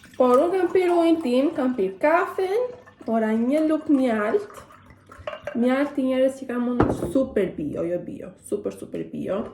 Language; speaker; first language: Albanian; early bilingual, heritage; Albanian